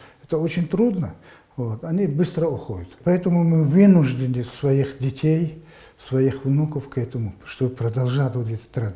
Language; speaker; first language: Russian; non-native, local second language; Uzbek